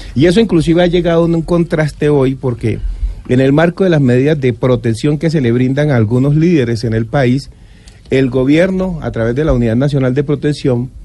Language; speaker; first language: Spanish; native; Spanish